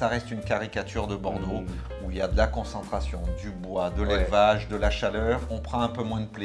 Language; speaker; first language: French; native; French